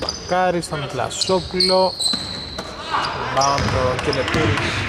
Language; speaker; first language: Greek; native; Greek